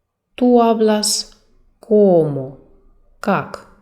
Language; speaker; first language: Spanish; non-native, fluent; Russian